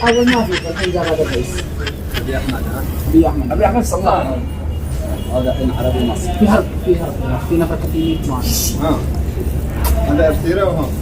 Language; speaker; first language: Arabic; native; Arabic